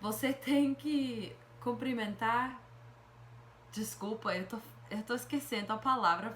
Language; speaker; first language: Portuguese; non-native, fluent; English